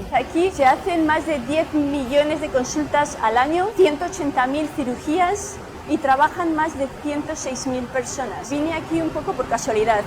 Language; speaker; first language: Spanish; native; Spanish